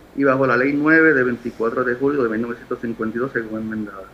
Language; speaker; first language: Spanish; native; Spanish